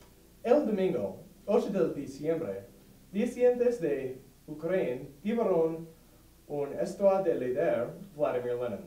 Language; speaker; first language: Spanish; non-native, learner; English